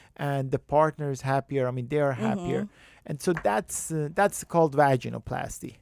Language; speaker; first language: English; non-native, fluent; Persian